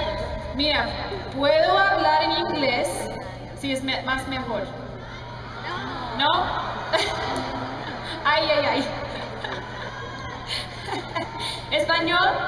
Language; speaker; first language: Spanish; non-native, learner; English